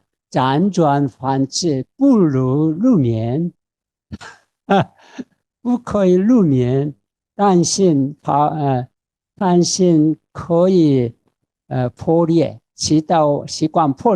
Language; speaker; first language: Chinese; non-native, fluent; Korean